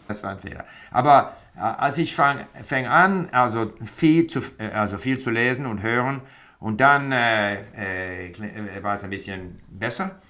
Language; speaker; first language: German; non-native, fluent; English